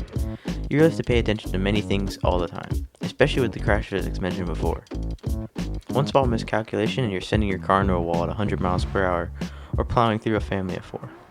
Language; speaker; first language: English; native; English